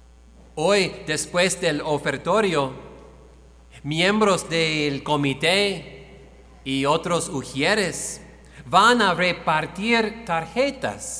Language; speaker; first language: Spanish; non-native, fluent; English